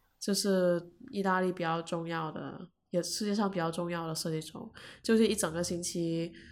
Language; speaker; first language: Chinese; non-native, local second language; Cantonese